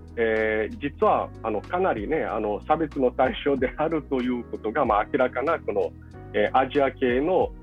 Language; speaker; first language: Japanese; non-native, fluent; Portuguese